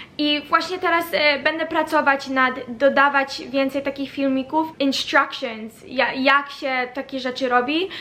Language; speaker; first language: Polish; early bilingual, heritage; Polish